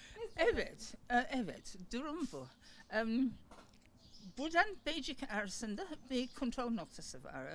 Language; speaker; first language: Turkish; non-native, learner; English